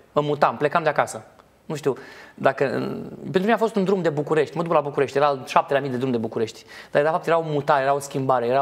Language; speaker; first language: Romanian; native; Romanian